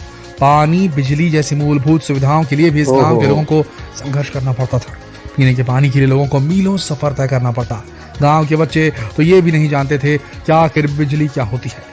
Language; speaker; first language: Hindi; native; Hindi